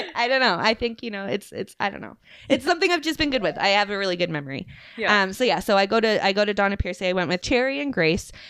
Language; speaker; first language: English; native; English